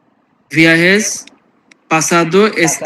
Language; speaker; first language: Spanish; non-native, learner; Bangla